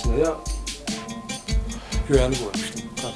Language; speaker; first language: Russian; non-native, learner; Azerbaijani